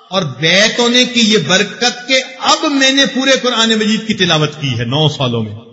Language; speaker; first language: Urdu; non-native, local second language; Punjabi